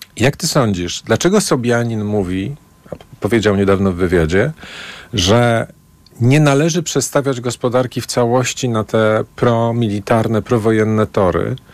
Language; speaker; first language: Polish; native; Polish